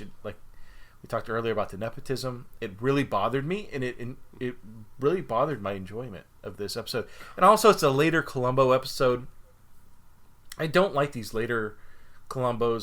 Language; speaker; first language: English; native; English